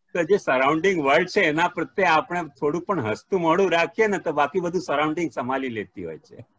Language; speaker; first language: Gujarati; non-native, local second language; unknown